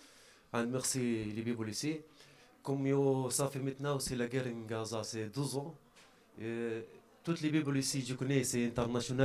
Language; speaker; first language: French; non-native, learner; Arabic